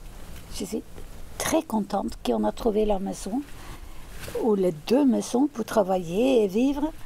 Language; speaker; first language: French; non-native, fluent; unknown